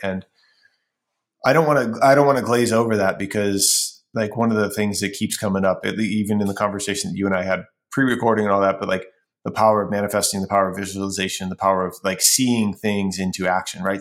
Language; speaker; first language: English; native; English